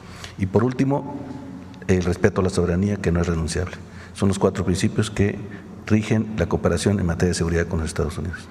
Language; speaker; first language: Spanish; native; Spanish